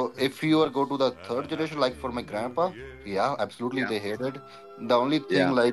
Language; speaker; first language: English; non-native, local second language; Punjabi